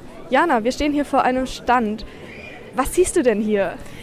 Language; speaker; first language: German; native; German